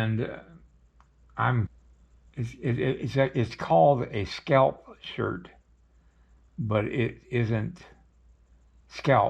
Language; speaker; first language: English; native; English